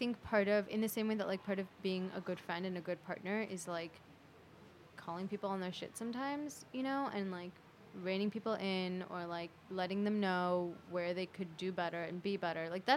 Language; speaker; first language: English; native; English